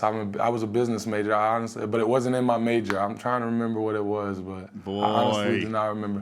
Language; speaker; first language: English; native; English